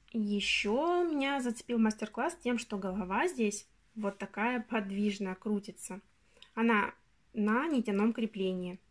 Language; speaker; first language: Russian; native; Russian